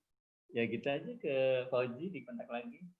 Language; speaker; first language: Indonesian; native; Indonesian